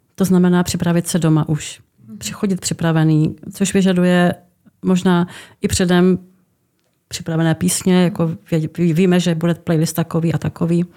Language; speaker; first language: Czech; native; Czech